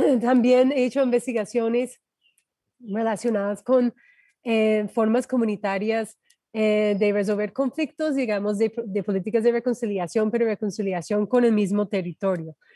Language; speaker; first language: Spanish; non-native, fluent; English